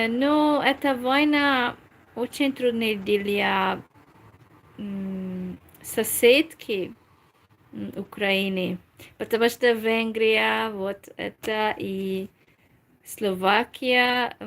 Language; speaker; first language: Russian; non-native, learner; Hungarian